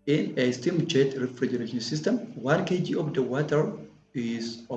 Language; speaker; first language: English; non-native, local second language; Amharic